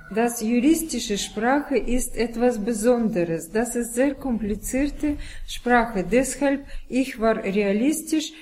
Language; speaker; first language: German; non-native, fluent; Russian